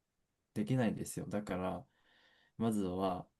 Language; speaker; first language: Japanese; non-native, fluent; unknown